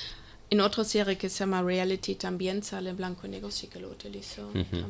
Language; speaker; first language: Spanish; non-native, fluent; German